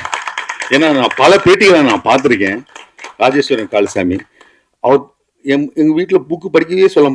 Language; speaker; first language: Tamil; native; Tamil